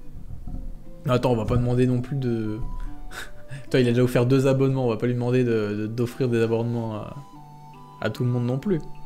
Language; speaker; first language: French; native; French